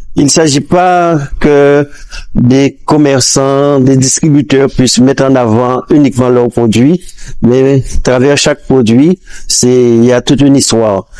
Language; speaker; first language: French; native; French